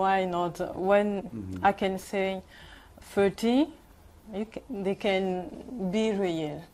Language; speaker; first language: English; non-native, learner; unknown